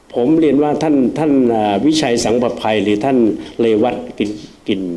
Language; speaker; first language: Thai; native; Thai